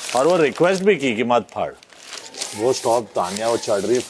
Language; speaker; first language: Hindi; native; Hindi